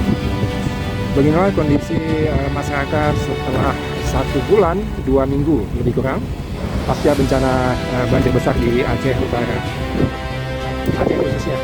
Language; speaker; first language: Indonesian; non-native, local second language; Achinese